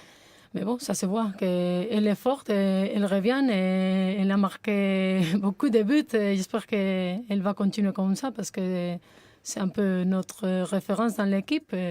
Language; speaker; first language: French; non-native, fluent; Spanish